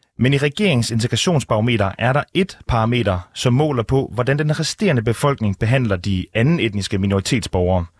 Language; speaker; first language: Danish; native; Danish